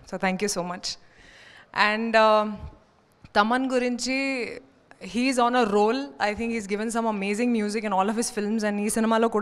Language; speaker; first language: Telugu; non-native, learner; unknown